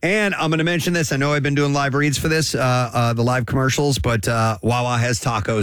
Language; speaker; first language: English; native; English